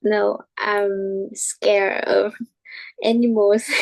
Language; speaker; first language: English; non-native, learner; Vietnamese